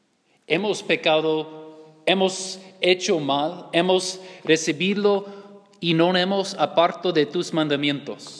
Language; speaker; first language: Spanish; non-native, learner; English